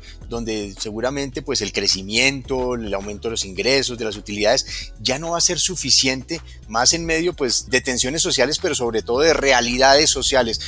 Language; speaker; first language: Spanish; native; Spanish